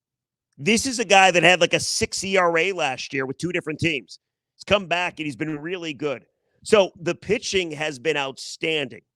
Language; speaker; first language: English; native; English